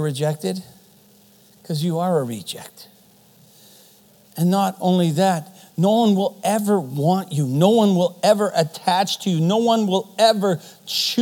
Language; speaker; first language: English; non-native, fluent; German